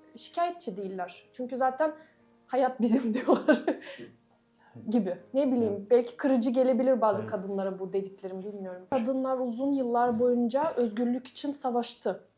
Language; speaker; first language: Turkish; non-native, fluent; Russian